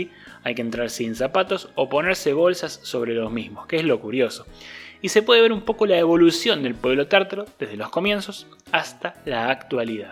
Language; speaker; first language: Spanish; native; Spanish